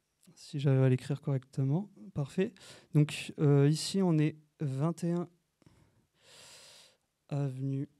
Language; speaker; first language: French; native; French